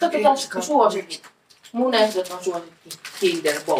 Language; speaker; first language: Finnish; native; Finnish